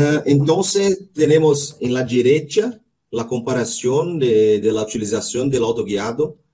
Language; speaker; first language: Spanish; non-native, learner; Portuguese